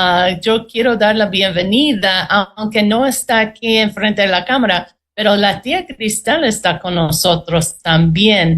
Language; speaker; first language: Spanish; non-native, fluent; English